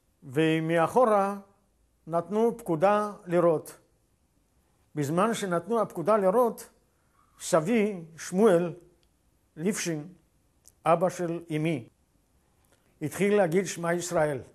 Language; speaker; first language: Hebrew; non-native, fluent; Yiddish